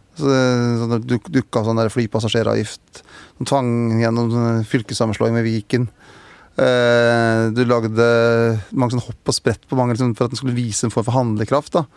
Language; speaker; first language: Norwegian; native; Norwegian